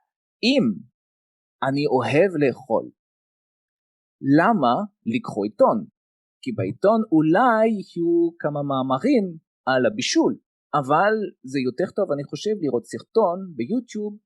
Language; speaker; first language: Hebrew; non-native, fluent; French